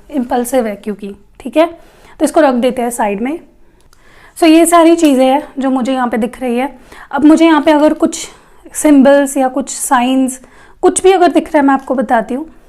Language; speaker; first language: Hindi; non-native, local second language; Marathi